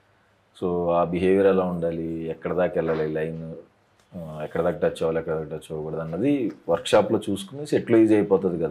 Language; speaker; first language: Telugu; native; Telugu